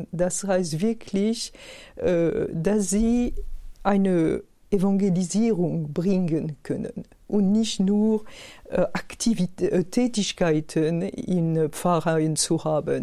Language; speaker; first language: German; non-native, fluent; French